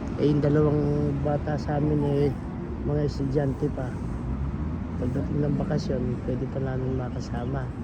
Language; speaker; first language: Filipino; native; Filipino